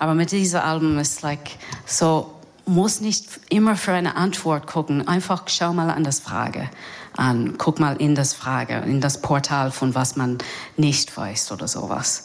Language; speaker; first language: German; non-native, fluent; English